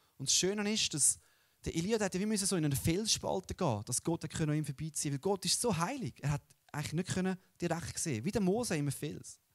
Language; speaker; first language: German; native; German